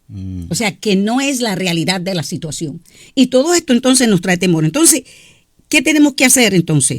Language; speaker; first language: Spanish; native; Spanish